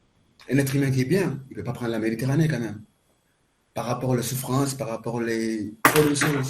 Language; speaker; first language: French; non-native, learner; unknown